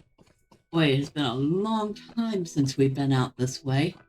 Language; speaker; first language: English; native; English